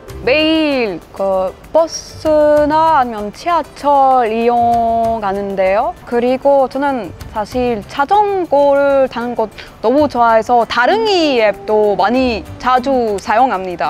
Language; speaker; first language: Korean; non-native, fluent; French